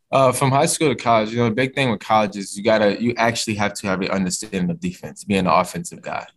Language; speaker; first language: English; native; English